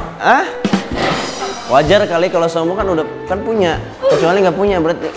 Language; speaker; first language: Indonesian; native; Indonesian